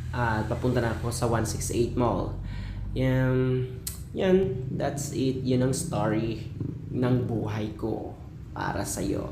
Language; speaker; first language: Filipino; non-native, local second language; Bikol